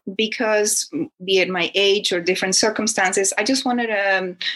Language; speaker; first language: English; non-native, fluent; Spanish